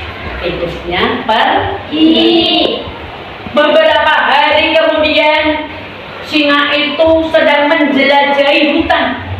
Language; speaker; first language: Indonesian; native; Indonesian